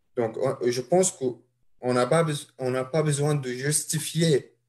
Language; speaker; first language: French; non-native, fluent; Arabic